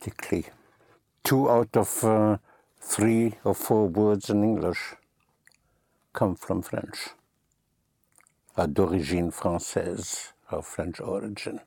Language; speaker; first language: English; non-native, fluent; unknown